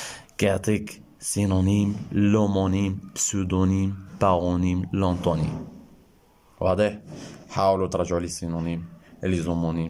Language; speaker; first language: Arabic; native; Arabic